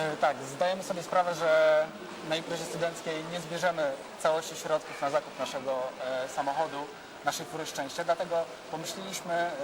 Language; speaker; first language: Polish; native; Polish